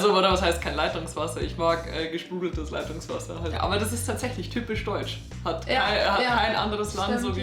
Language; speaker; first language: German; native; German